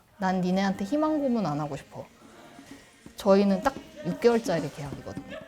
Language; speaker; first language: Korean; native; Korean